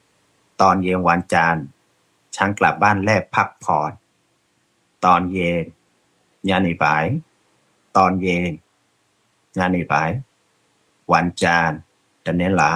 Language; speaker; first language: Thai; non-native, fluent; Burmese